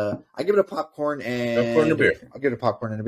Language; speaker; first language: English; native; English